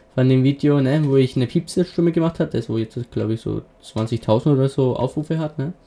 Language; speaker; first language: German; native; German